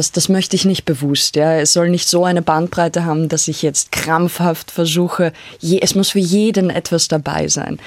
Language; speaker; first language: German; native; German